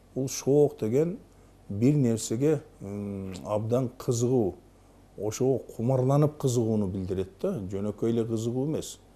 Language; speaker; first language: Kyrgyz; native; Kyrgyz